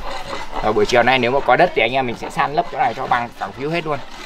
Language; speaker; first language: Vietnamese; native; Vietnamese